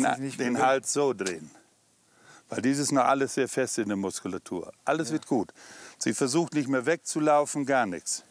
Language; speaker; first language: German; native; German